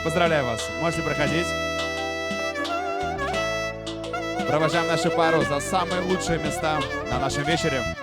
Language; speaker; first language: Russian; non-native, fluent; Azerbaijani